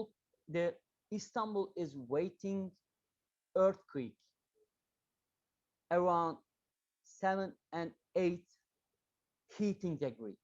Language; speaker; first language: English; non-native, learner; Turkish